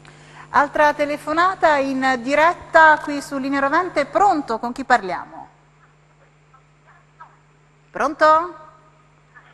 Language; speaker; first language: Italian; native; Italian